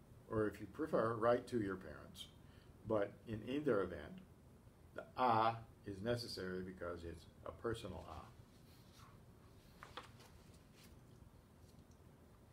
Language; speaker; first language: English; native; English